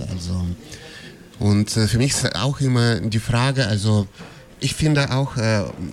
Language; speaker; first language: German; non-native, fluent; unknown